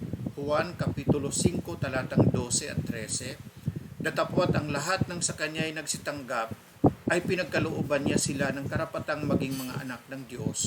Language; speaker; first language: Filipino; native; Filipino